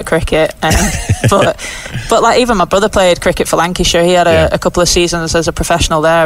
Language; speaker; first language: English; native; English